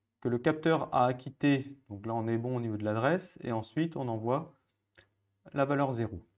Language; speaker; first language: French; native; French